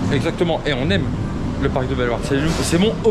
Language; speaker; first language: French; native; French